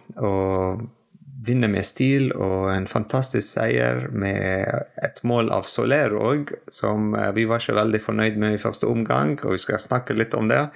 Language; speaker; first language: Norwegian; non-native, fluent; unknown